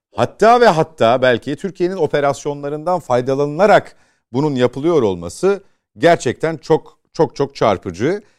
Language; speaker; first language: Turkish; native; Turkish